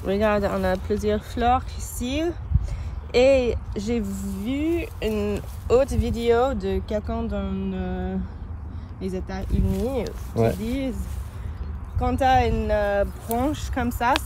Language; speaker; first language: French; non-native, learner; English